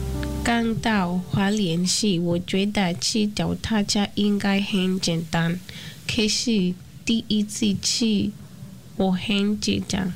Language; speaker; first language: Chinese; non-native, fluent; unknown